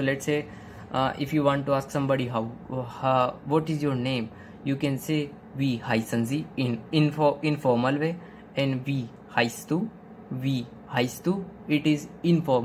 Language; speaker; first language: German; non-native, learner; Hindi